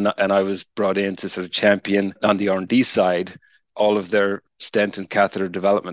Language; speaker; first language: English; native; English